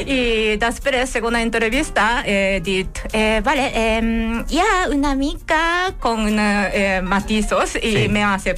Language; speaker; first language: Catalan; non-native, learner; Japanese